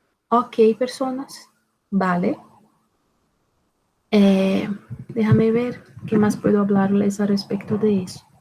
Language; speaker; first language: Spanish; non-native, fluent; Portuguese